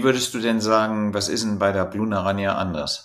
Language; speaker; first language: German; native; German